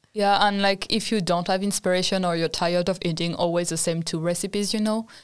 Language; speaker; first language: English; non-native, fluent; French